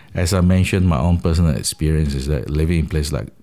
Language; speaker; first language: English; non-native, local second language; Min Nan Chinese